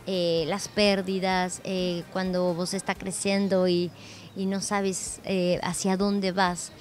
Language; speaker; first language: Portuguese; non-native, learner; Spanish